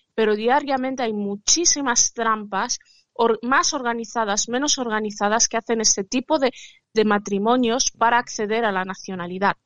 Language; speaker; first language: Spanish; early bilingual, other home language; Arabic